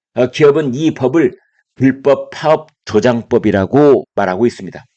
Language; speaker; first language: Korean; native; Korean